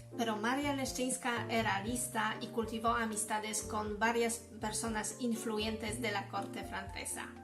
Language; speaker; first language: Spanish; non-native, fluent; Polish